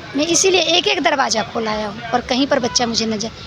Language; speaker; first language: Hindi; native; Hindi